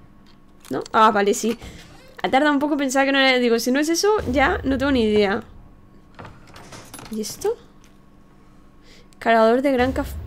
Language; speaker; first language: Spanish; native; Spanish